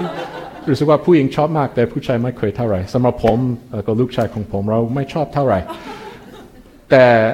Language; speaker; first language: Thai; non-native, fluent; English